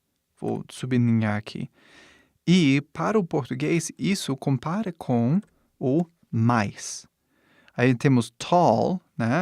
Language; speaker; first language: Portuguese; non-native, fluent; English